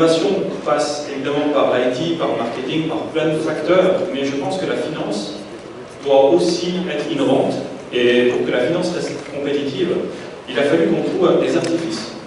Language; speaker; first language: French; native; French